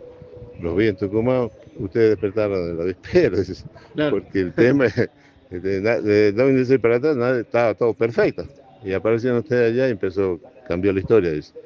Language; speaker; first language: Spanish; native; Spanish